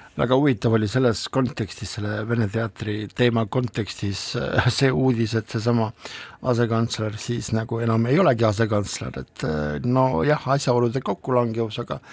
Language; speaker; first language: Estonian; non-native, local second language; Russian